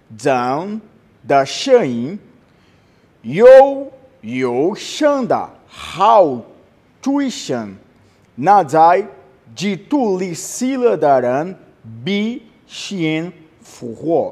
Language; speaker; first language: Chinese; non-native, learner; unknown